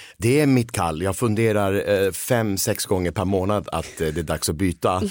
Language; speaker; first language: Swedish; early bilingual, other home language; Persian